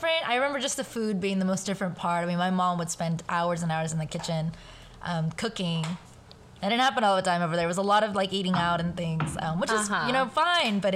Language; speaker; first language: English; native; English